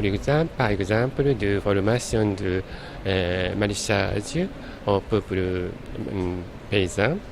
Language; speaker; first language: French; non-native, learner; Japanese